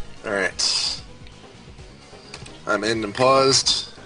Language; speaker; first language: English; native; English